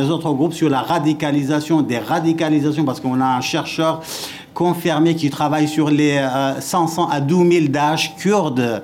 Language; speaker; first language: French; non-native, fluent; Kurdish